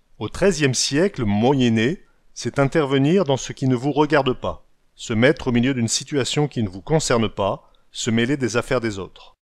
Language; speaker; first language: French; native; French